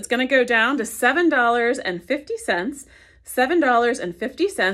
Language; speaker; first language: English; native; English